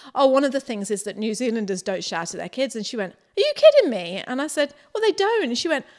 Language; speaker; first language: English; native; English